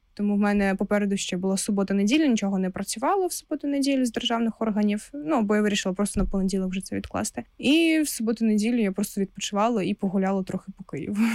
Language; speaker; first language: Ukrainian; non-native, local second language; Russian